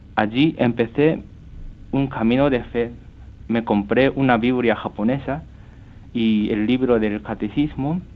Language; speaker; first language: Spanish; non-native, fluent; Japanese